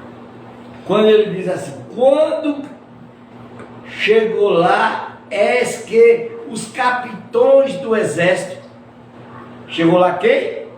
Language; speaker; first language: Portuguese; native; Portuguese